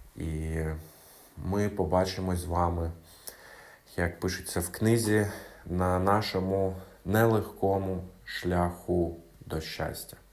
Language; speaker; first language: Ukrainian; non-native, local second language; Russian